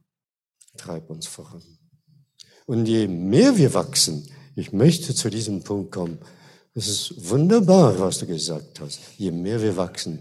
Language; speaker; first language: German; non-native, fluent; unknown